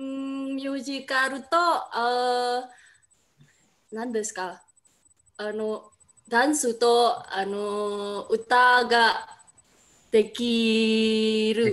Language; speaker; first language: Japanese; non-native, learner; Indonesian